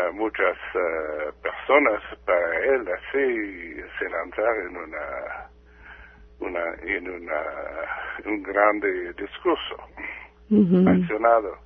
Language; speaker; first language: Spanish; non-native, fluent; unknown